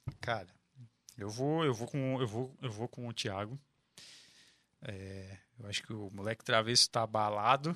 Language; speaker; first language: Portuguese; native; Portuguese